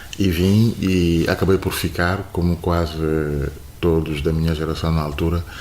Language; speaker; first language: Portuguese; non-native, fluent; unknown